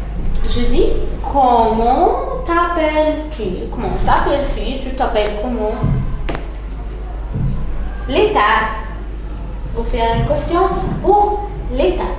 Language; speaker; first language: French; non-native, fluent; Arabic